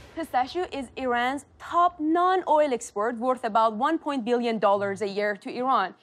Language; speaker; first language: English; non-native, fluent; Persian